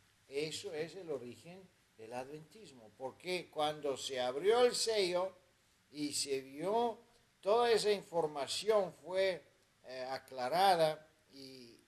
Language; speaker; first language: Spanish; non-native, fluent; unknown